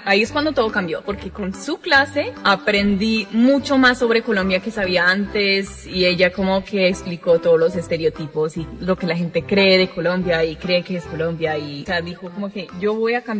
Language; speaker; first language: Spanish; non-native, fluent; English